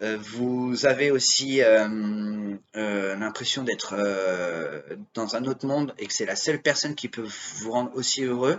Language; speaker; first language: French; native; French